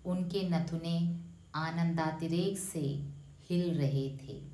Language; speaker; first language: Hindi; non-native, local second language; Malayalam